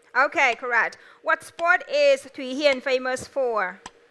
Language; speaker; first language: English; non-native, fluent; Vietnamese